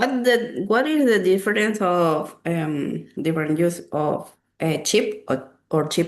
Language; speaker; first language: English; non-native, learner; Spanish